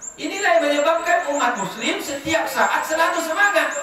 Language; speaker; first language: Indonesian; native; Indonesian